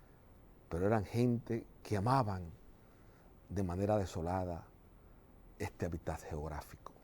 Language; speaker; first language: Spanish; native; Spanish